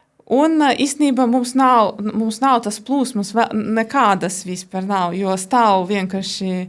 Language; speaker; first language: Latvian; non-native, local second language; Russian